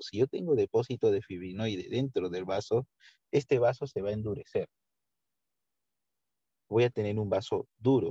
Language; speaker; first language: Spanish; native; Spanish